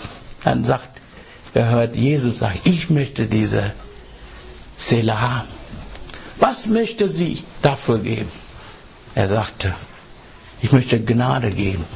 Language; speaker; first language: German; non-native, fluent; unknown